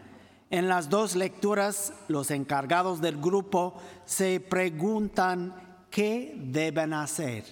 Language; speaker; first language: Spanish; non-native, fluent; English